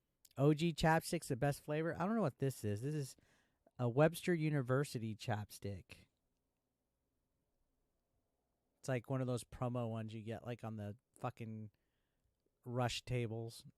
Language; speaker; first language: English; native; English